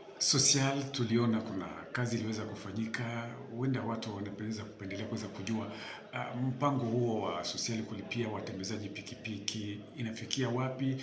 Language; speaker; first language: Swahili; native; Swahili